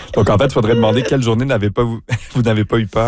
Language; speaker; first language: French; native; French